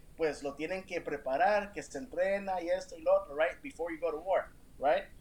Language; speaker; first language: Spanish; early bilingual, heritage; Spanish